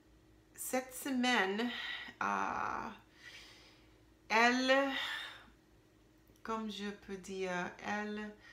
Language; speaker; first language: French; non-native, learner; English